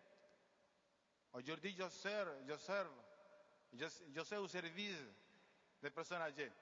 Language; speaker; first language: French; non-native, learner; Spanish